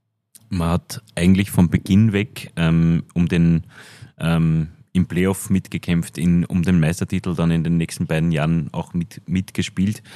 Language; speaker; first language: German; native; German